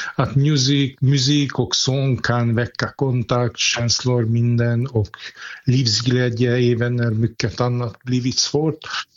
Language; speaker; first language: Swedish; non-native, fluent; Hungarian